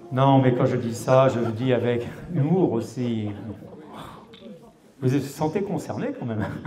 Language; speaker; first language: French; native; French